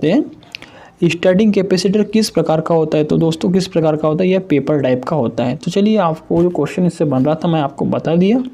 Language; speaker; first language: Hindi; native; Hindi